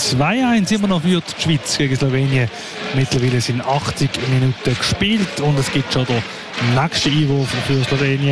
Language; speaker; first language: German; native; German